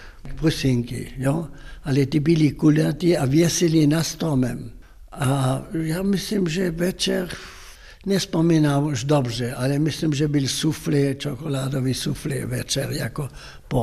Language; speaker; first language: Czech; non-native, local second language; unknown